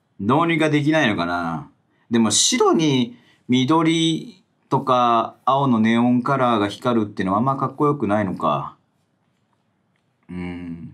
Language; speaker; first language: Japanese; native; Japanese